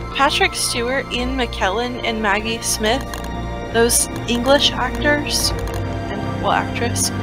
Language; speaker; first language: English; native; English